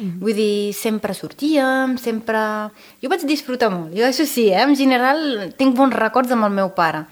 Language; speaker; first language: Catalan; non-native, fluent; Arabic